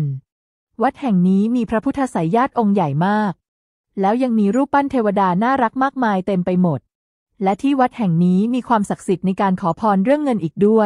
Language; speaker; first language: Thai; native; Thai